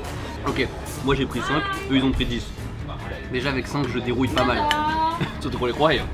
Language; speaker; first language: French; native; French